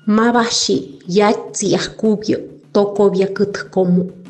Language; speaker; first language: Spanish; non-native, local second language; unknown